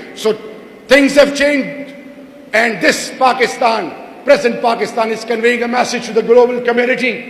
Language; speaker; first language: English; non-native, local second language; Urdu